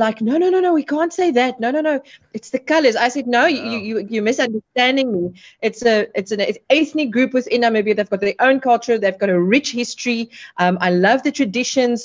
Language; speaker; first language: English; non-native, local second language; Afrikaans